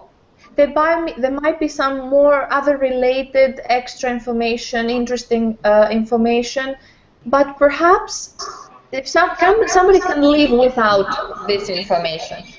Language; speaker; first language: English; non-native, fluent; Greek